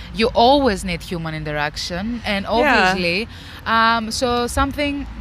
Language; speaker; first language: English; non-native, fluent; Greek